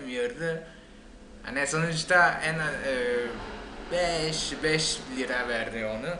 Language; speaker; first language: Turkish; non-native, fluent; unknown